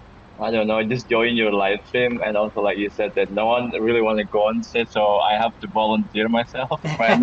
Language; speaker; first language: English; non-native, fluent; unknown